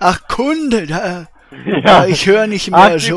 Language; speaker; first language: German; native; German